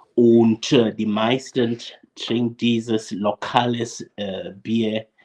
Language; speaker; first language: German; non-native, fluent; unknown